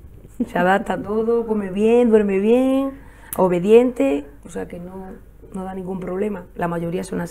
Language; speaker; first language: Spanish; native; Spanish